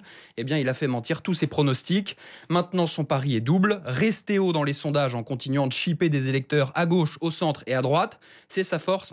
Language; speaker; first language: French; native; French